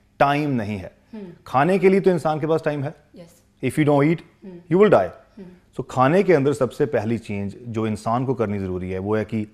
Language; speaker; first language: Hindi; non-native, local second language; Punjabi